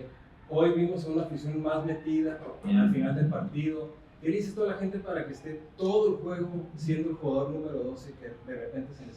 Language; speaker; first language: Spanish; native; Spanish